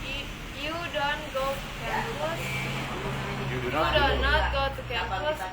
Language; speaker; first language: English; non-native, learner; Indonesian